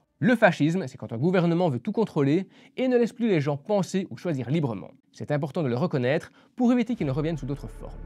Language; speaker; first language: French; native; French